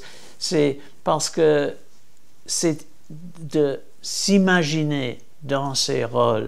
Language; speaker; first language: French; non-native, fluent; English